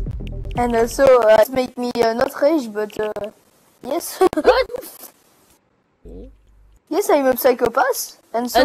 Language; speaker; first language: English; non-native, learner; French